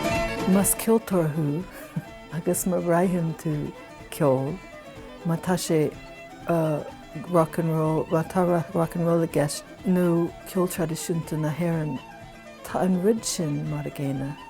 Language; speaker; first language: Irish; non-native, fluent; English